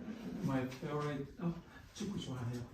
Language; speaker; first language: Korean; non-native, learner; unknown